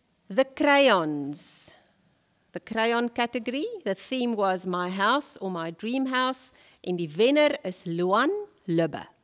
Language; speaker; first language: English; non-native, local second language; Afrikaans